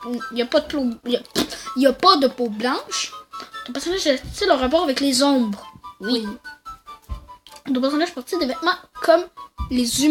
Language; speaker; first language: French; native; French